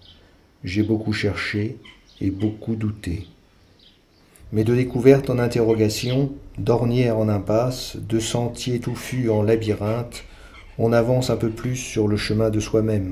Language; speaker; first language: French; native; French